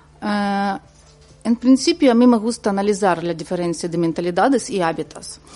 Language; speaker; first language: Spanish; non-native, learner; Ukrainian